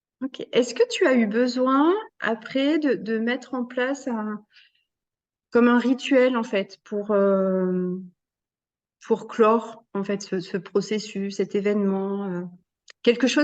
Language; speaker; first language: French; native; French